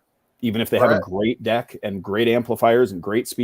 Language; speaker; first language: English; native; English